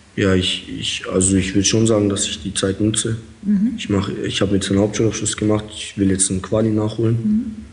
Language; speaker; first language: German; early bilingual, other home language; Russian